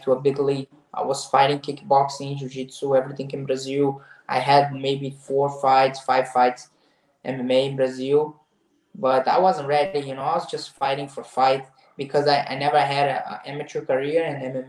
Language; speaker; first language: English; non-native, fluent; Portuguese